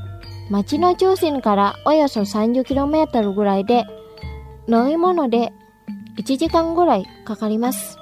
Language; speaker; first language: Japanese; non-native, fluent; Indonesian